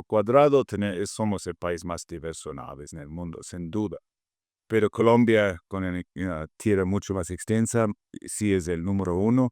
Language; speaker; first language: Spanish; non-native, fluent; English